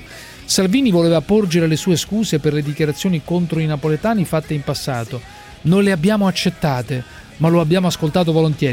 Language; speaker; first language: Italian; native; Italian